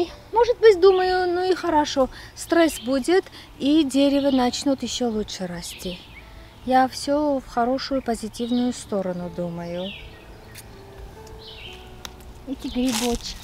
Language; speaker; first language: Russian; non-native, fluent; Armenian